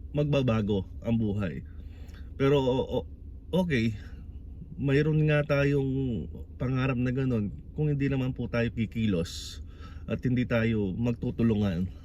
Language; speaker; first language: Filipino; native; Filipino